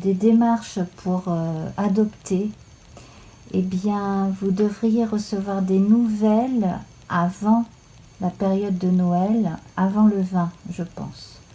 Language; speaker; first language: French; native; French